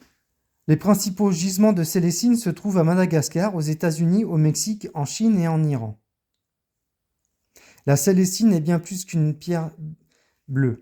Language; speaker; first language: French; native; French